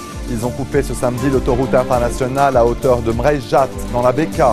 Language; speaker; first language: French; non-native, local second language; Arabic